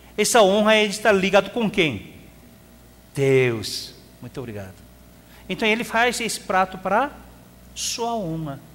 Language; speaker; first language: Portuguese; non-native, fluent; Korean